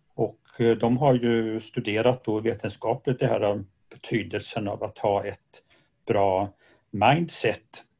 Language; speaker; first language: Swedish; native; Swedish